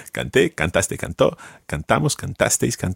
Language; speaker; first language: Spanish; non-native, fluent; English